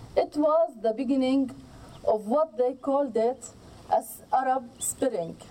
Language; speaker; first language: English; non-native, learner; Arabic